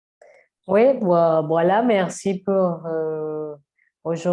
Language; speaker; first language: French; non-native, learner; Spanish